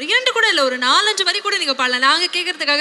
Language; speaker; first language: Tamil; native; Tamil